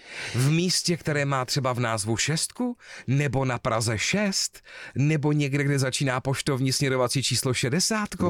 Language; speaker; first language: Czech; native; Czech